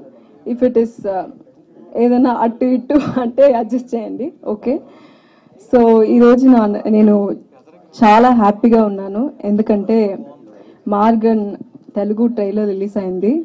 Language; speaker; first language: Telugu; non-native, learner; Tamil